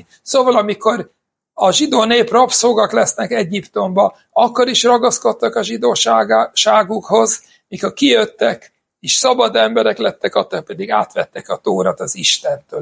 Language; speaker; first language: Hungarian; non-native, fluent; English